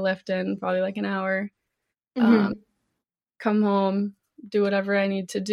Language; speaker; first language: English; native; English